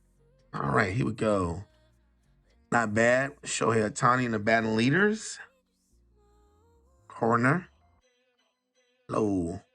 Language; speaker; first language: English; native; English